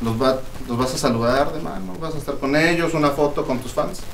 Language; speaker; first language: Spanish; native; Spanish